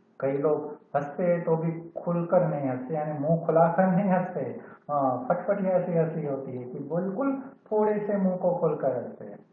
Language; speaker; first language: Hindi; non-native, local second language; Gujarati